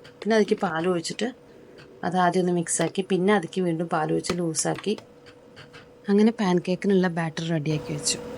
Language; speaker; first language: Malayalam; native; Malayalam